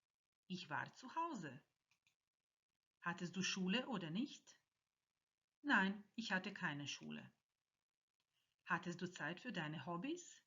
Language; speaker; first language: German; non-native, fluent; Croatian